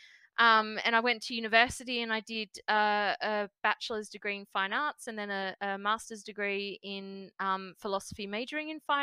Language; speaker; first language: English; native; English